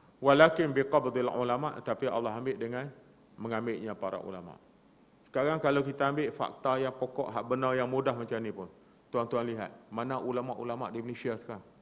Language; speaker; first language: Malay; native; Malay